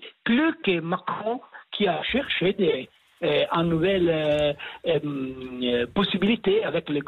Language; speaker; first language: French; non-native, fluent; Italian